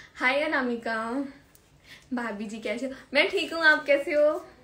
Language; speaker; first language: Hindi; native; Hindi